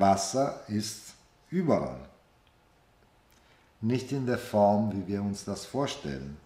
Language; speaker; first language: German; non-native, fluent; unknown